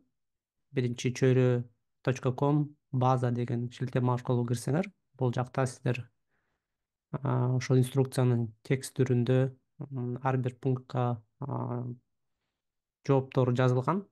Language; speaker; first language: Kyrgyz; native; Kyrgyz